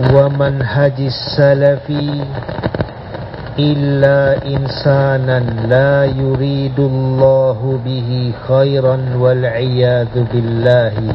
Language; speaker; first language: Arabic; non-native, fluent; Indonesian